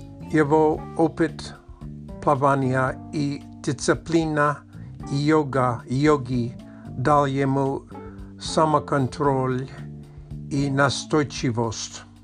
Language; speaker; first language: Russian; non-native, learner; English